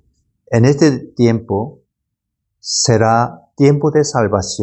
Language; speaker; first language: Spanish; non-native, learner; Korean